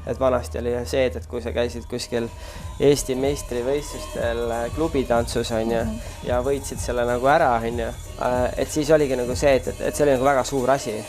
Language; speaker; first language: Estonian; native; Estonian